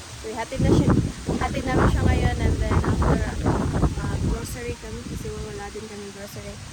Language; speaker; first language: Filipino; non-native, local second language; Cebuano